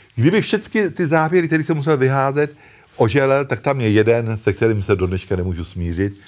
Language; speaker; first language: Czech; native; Czech